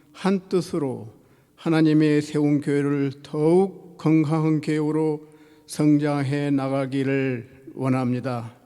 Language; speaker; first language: Korean; native; Korean